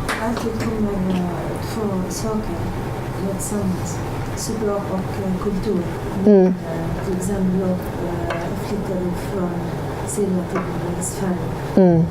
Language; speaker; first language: Swedish; non-native, learner; Arabic